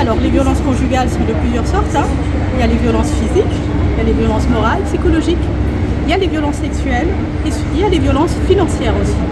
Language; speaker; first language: French; native; French